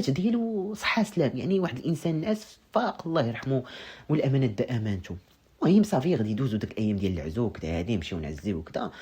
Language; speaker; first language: Arabic; native; Arabic